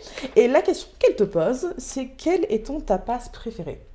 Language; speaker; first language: French; non-native, fluent; English